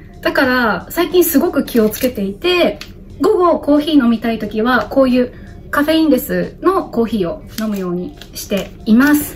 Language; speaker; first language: Japanese; native; Japanese